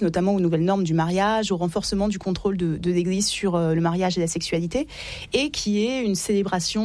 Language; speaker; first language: French; native; French